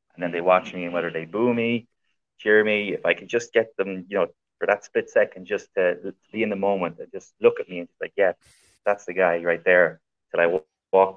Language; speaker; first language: English; native; English